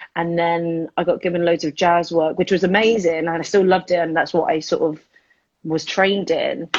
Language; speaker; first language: English; early bilingual, other home language; Spanish